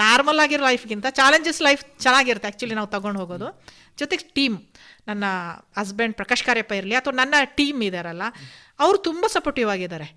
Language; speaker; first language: Kannada; non-native, local second language; Kodava